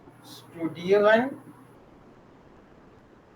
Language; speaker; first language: German; non-native, fluent; Hindi